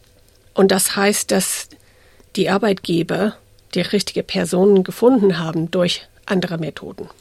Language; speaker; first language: German; non-native, fluent; English